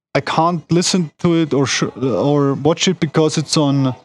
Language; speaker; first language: English; non-native, fluent; German